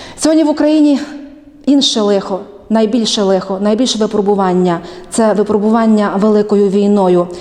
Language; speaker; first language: Ukrainian; native; Ukrainian